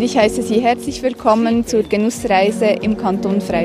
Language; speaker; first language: German; native; German